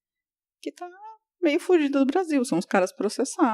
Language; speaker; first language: Portuguese; native; Portuguese